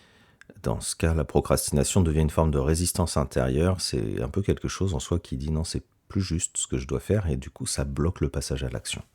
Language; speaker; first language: French; native; French